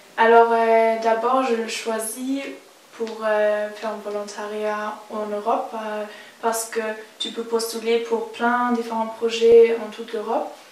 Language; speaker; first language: French; non-native, learner; German